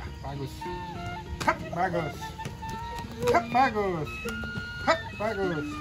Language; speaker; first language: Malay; non-native, learner; Dutch